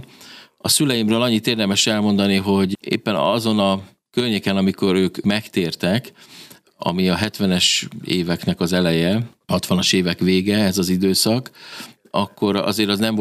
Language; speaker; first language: Hungarian; native; Hungarian